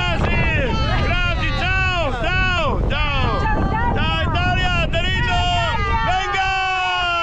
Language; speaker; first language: Italian; non-native, learner; Portuguese